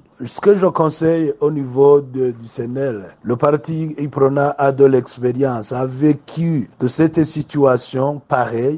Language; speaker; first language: French; non-native, local second language; Rundi